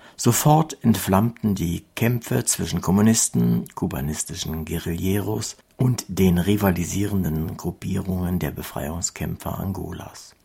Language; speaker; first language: German; native; German